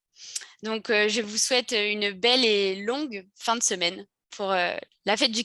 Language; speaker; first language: French; native; French